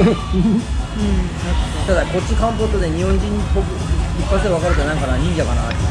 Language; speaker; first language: Japanese; native; Japanese